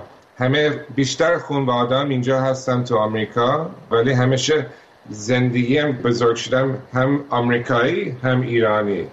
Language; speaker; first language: Persian; early bilingual, heritage; Persian